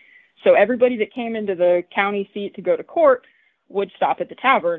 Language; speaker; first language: English; native; English